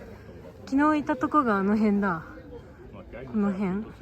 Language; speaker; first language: Japanese; native; Japanese